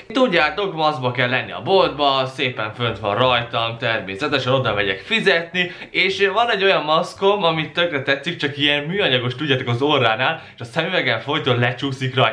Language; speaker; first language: Hungarian; native; Hungarian